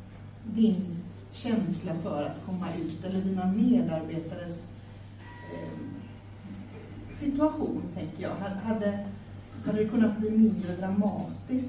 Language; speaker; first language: Swedish; native; Swedish